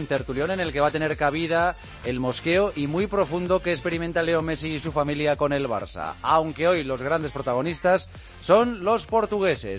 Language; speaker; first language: Spanish; native; Spanish